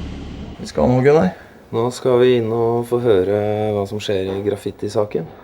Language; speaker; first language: Norwegian; native; Norwegian